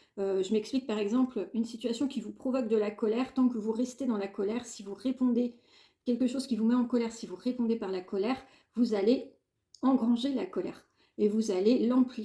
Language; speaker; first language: French; native; French